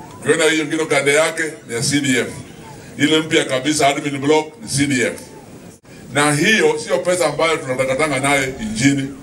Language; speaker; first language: Swahili; native; Swahili